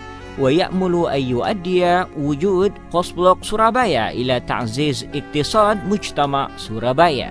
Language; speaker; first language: Arabic; non-native, fluent; Indonesian